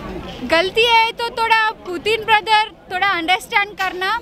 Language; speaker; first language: Hindi; non-native, local second language; Telugu